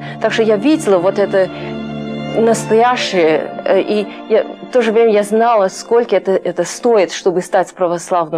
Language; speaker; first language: Russian; non-native, fluent; English